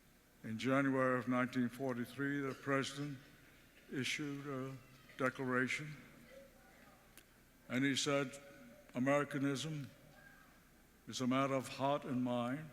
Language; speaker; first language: English; early bilingual, other home language; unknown